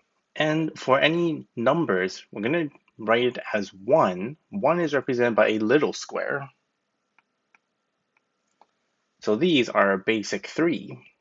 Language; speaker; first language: English; native; English